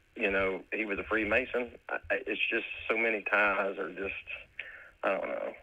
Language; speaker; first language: English; native; English